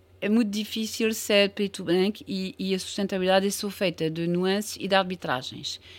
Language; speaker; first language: Portuguese; non-native, fluent; French